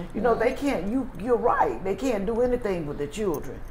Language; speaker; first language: English; native; English